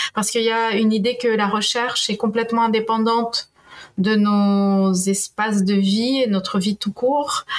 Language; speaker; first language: French; non-native, fluent; Spanish